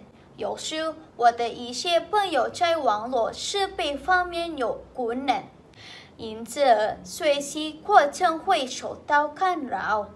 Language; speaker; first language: Chinese; non-native, local second language; Indonesian